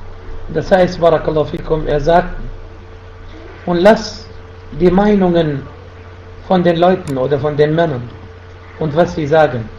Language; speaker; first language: German; non-native, fluent; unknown